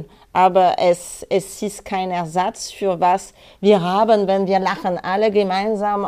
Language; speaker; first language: German; non-native, fluent; French